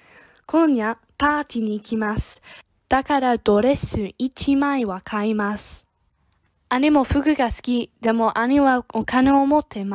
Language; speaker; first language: Japanese; non-native, learner; English